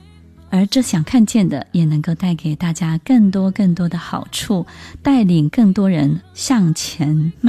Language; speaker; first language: Chinese; native; Chinese